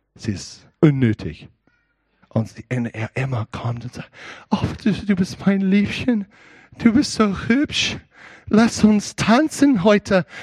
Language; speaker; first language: German; non-native, learner; English